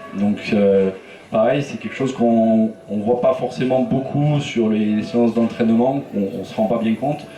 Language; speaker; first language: French; native; French